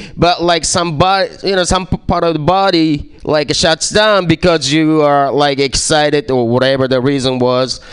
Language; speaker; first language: English; non-native, fluent; Japanese